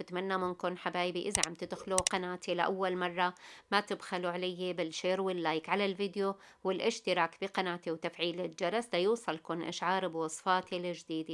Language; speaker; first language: Arabic; native; Arabic